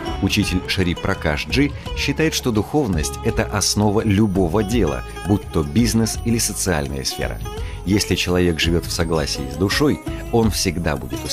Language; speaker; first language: Russian; native; Russian